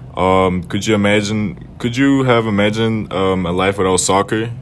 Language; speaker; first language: English; non-native, fluent; German